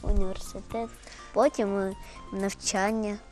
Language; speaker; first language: Ukrainian; non-native, local second language; Russian